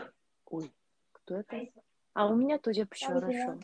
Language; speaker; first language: Russian; non-native, learner; Korean